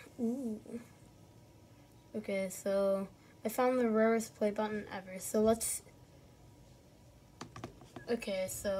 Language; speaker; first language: English; native; English